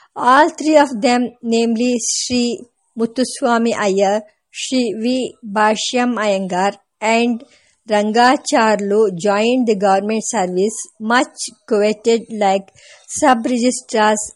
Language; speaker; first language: English; non-native, local second language; Kannada